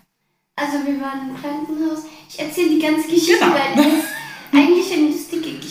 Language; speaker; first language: German; early bilingual, other home language; Arabic